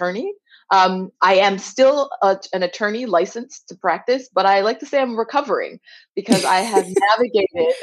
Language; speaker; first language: English; native; English